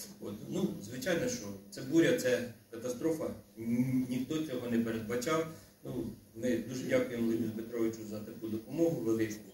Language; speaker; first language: Ukrainian; native; Ukrainian